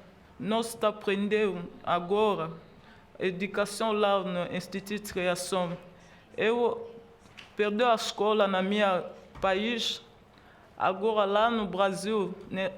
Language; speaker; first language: Portuguese; non-native, learner; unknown